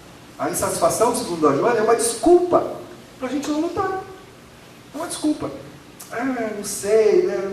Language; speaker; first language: Portuguese; native; Portuguese